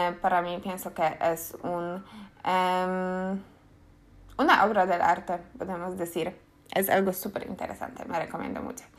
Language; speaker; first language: Spanish; non-native, learner; Polish